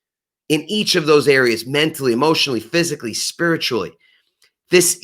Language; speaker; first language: English; native; English